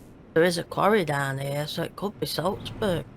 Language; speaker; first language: English; native; English